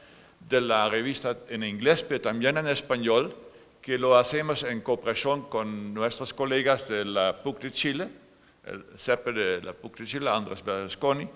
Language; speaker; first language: Spanish; non-native, fluent; Dutch